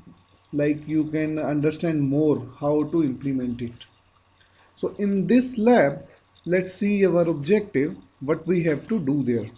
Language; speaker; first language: English; non-native, local second language; Hindi